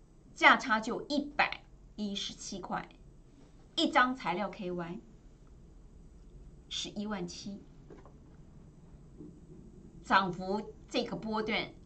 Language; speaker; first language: Chinese; native; Chinese